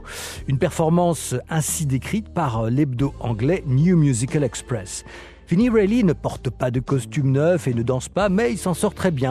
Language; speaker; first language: French; native; French